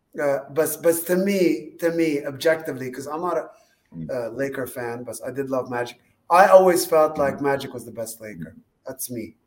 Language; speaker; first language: English; early bilingual, other home language; Arabic